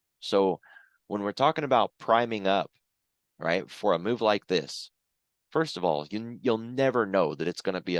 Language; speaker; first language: English; native; English